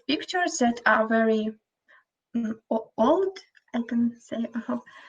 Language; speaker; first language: English; non-native, fluent; Russian